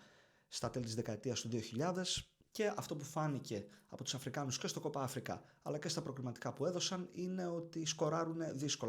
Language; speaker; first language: Greek; native; Greek